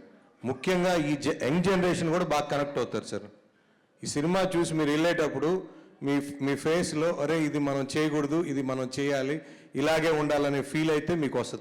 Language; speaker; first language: Telugu; native; Telugu